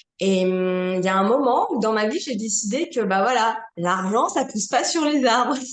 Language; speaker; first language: French; native; French